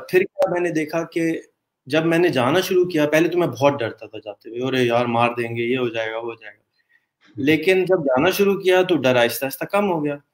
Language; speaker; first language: Urdu; native; Urdu